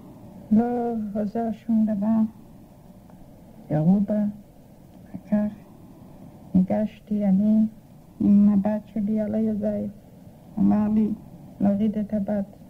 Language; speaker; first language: Hebrew; non-native, fluent; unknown